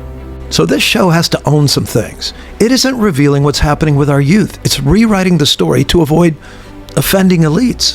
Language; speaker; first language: English; native; English